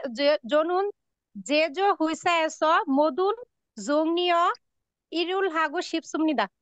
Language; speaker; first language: Korean; non-native, learner; Bangla